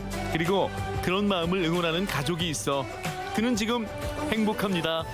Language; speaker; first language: Korean; native; Korean